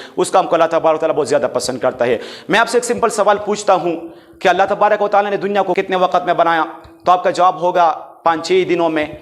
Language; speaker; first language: Urdu; non-native, local second language; Pashto